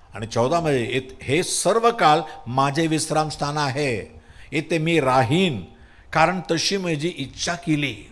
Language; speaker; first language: Marathi; non-native, local second language; Tamil